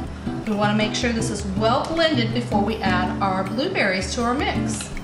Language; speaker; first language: English; native; English